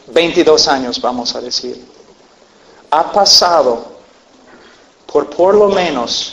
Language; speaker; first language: Spanish; non-native, fluent; English